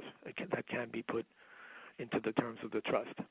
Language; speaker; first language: English; native; English